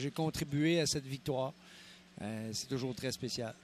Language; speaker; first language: French; native; French